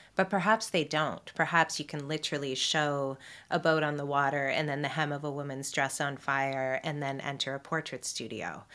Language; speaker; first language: English; native; English